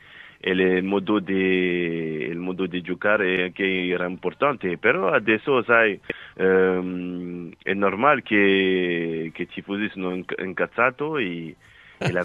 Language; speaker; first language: Italian; non-native, fluent; French